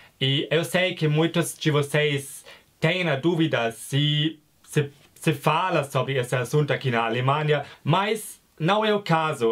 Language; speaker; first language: Portuguese; non-native, fluent; German